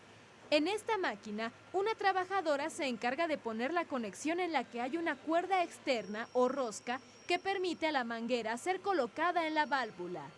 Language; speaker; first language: Spanish; native; Spanish